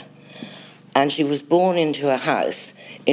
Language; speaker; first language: English; native; English